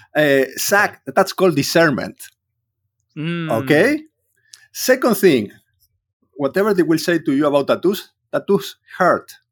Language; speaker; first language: English; non-native, fluent; Spanish